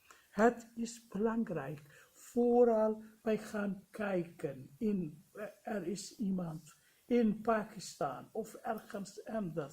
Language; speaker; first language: Dutch; non-native, fluent; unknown